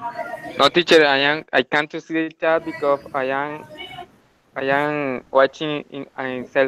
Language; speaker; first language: English; non-native, learner; Spanish